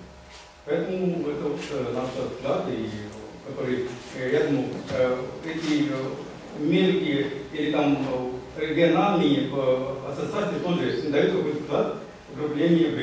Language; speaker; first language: Russian; non-native, learner; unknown